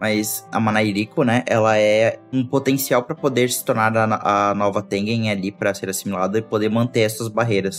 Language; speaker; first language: Portuguese; native; Portuguese